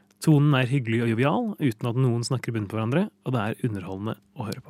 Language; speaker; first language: Norwegian; native; Norwegian